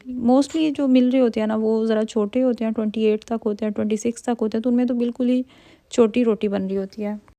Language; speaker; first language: Urdu; native; Urdu